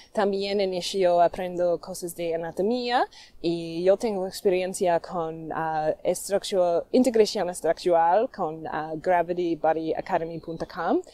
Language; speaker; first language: Spanish; non-native, learner; English